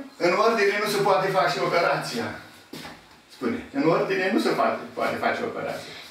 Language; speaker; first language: Romanian; native; Romanian